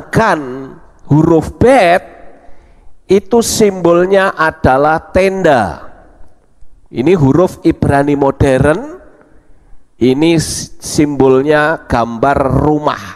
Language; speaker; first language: Indonesian; native; Indonesian